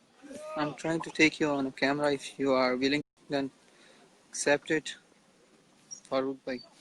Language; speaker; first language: English; non-native, fluent; Urdu